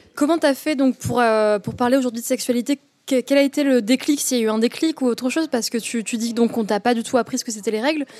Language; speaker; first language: French; early bilingual, other home language; Arabic